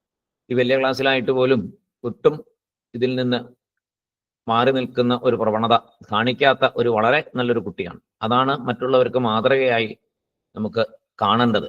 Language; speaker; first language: Malayalam; native; Malayalam